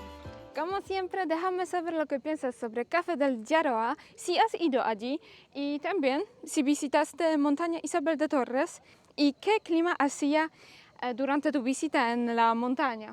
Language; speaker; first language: Spanish; non-native, learner; Polish